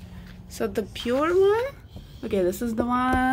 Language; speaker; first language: English; non-native, fluent; Russian